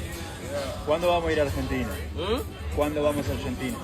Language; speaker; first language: Spanish; native; Spanish